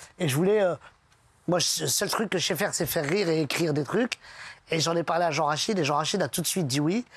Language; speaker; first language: French; early bilingual, other home language; Arabic